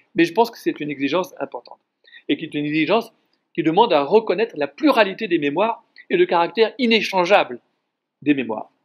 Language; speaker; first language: French; native; French